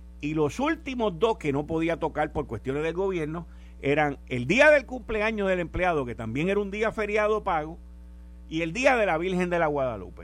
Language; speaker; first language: Spanish; native; Spanish